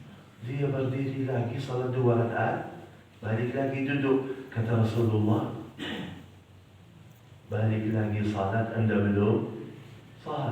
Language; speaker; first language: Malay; non-native, fluent; Arabic